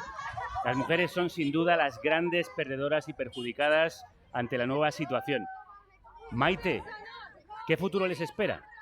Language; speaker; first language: Spanish; native; Spanish